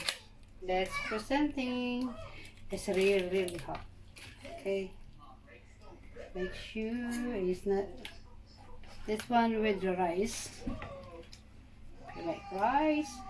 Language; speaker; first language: English; non-native, learner; Filipino